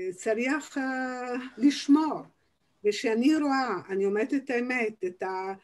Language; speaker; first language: Hebrew; non-native, fluent; Italian